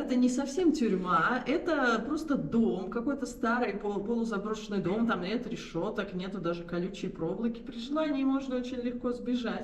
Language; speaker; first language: Russian; native; Russian